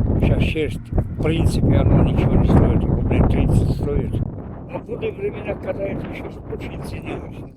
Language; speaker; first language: Russian; non-native, local second language; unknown